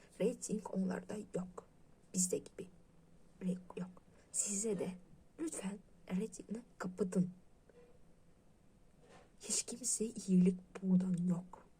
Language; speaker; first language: Turkish; non-native, learner; Russian